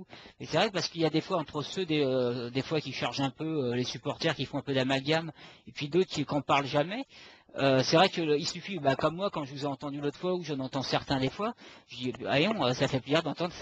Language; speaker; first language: French; native; French